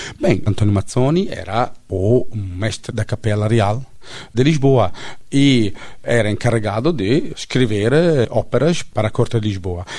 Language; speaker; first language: Portuguese; non-native, fluent; Italian